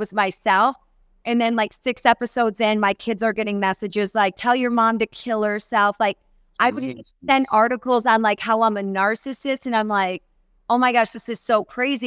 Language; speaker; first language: English; native; English